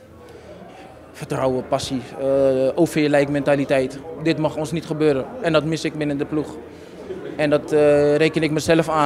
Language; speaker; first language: Dutch; native; Dutch